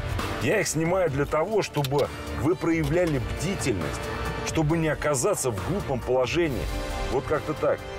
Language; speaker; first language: Russian; native; Russian